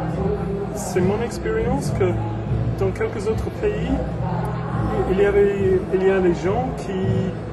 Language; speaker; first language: French; non-native, learner; English